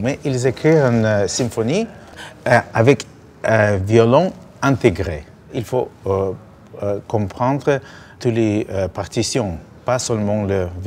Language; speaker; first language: French; non-native, learner; Russian